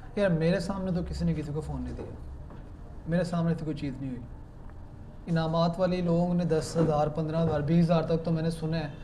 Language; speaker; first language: Urdu; non-native, local second language; Punjabi